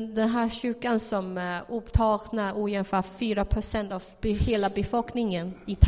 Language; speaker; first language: Swedish; non-native, fluent; Chinese